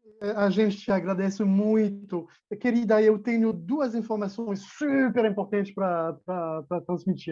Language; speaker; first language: Portuguese; non-native, fluent; French